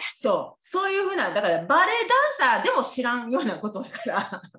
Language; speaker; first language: Japanese; native; Japanese